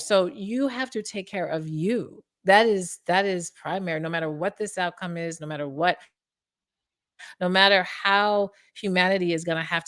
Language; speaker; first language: English; native; English